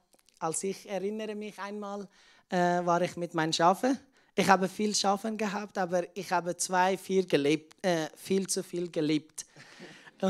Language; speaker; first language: German; non-native, learner; Persian